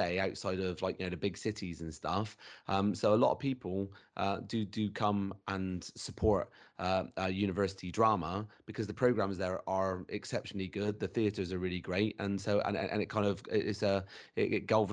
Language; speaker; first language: English; native; English